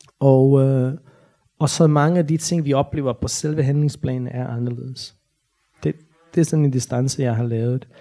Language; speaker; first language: Danish; non-native, fluent; Bosnian